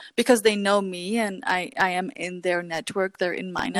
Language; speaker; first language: English; early bilingual, other home language; Kurdish